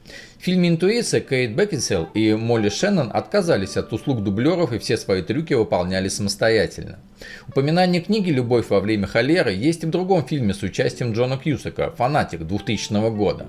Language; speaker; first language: Russian; native; Russian